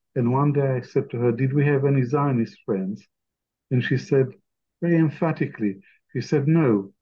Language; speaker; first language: English; non-native, fluent; Arabic